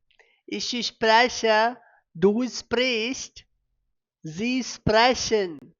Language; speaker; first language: German; non-native, fluent; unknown